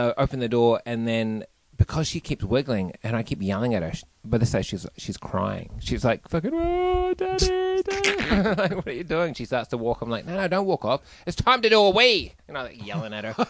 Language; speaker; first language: English; native; English